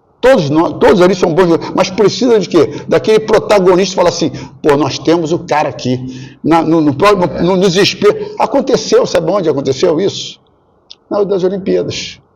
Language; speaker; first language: Portuguese; native; Portuguese